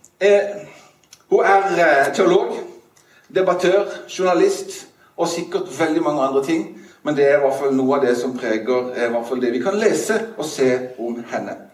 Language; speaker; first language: Norwegian; native; Norwegian